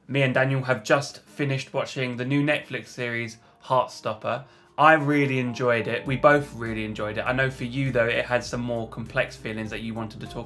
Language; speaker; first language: English; native; English